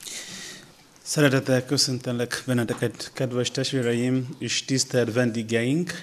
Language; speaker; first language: Hungarian; non-native, learner; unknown